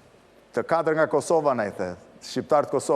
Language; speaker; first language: Albanian; native; Albanian